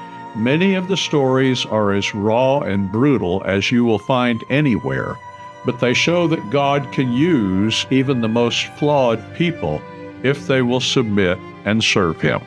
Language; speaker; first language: English; native; English